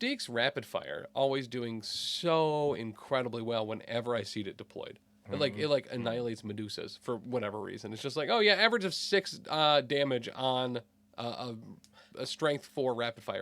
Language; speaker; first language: English; native; English